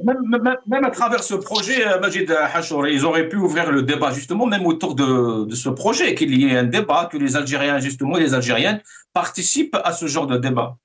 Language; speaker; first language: French; non-native, local second language; Arabic